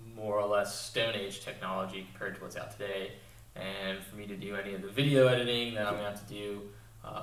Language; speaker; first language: English; native; English